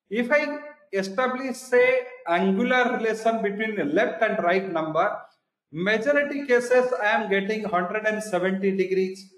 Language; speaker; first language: English; non-native, local second language; Odia